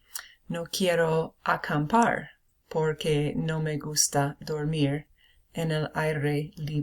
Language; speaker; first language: Spanish; non-native, fluent; English